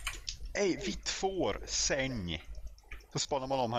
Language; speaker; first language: Swedish; native; Swedish